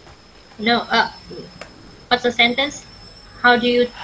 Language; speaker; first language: English; non-native, learner; Vietnamese